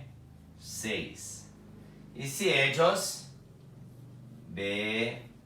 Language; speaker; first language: Spanish; non-native, fluent; Portuguese